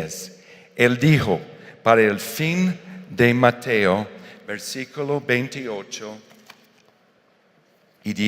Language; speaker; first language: Spanish; non-native, fluent; English